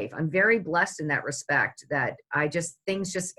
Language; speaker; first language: English; native; English